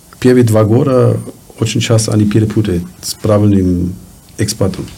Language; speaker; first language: Russian; non-native, learner; German